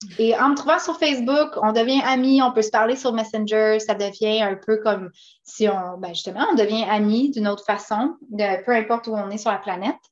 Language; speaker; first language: French; native; French